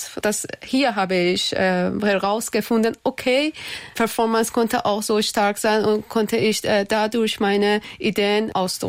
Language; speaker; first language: German; non-native, learner; Persian